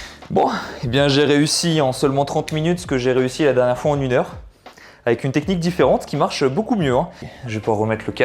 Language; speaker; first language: French; native; French